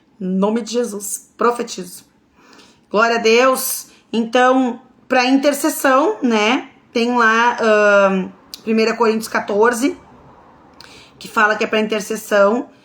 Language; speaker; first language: Portuguese; native; Portuguese